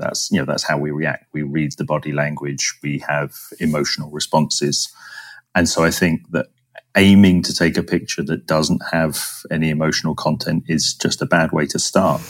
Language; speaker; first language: English; native; English